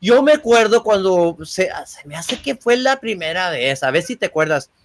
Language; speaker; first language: Spanish; early bilingual, other home language; English